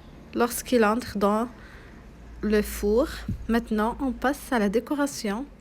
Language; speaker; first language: French; non-native, local second language; Arabic